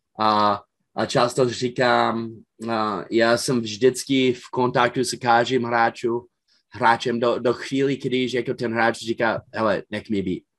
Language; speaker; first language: Czech; non-native, fluent; English